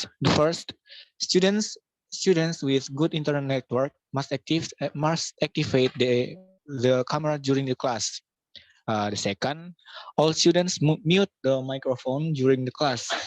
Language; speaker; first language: English; non-native, local second language; Indonesian